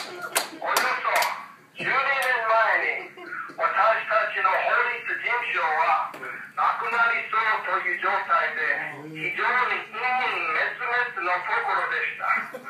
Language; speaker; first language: Japanese; non-native, learner; English